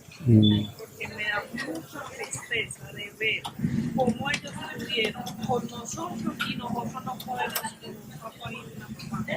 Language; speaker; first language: Spanish; native; Spanish